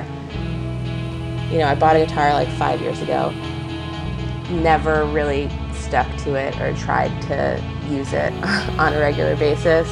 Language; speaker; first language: English; native; English